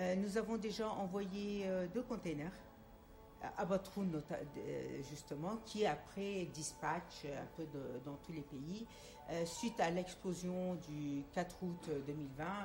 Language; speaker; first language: French; non-native, local second language; Armenian